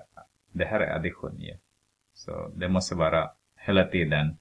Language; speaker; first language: Swedish; non-native, fluent; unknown